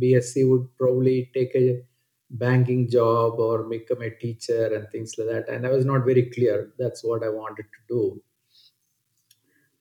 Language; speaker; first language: English; non-native, local second language; Malayalam